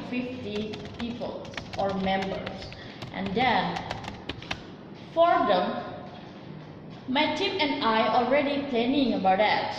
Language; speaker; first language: English; non-native, learner; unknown